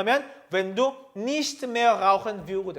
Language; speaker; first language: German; non-native, fluent; Korean